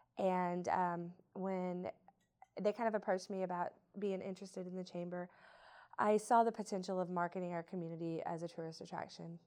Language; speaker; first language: English; native; English